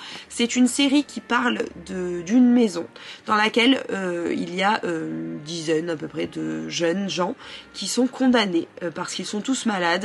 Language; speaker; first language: French; native; French